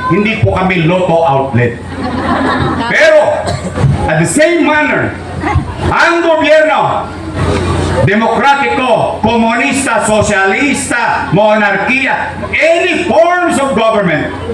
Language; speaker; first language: Filipino; native; Filipino